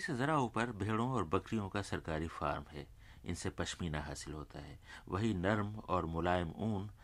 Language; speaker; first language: Urdu; native; Urdu